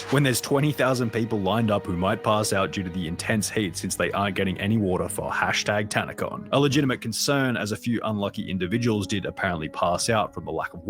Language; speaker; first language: English; native; English